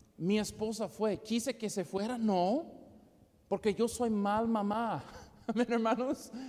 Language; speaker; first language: Spanish; non-native, fluent; English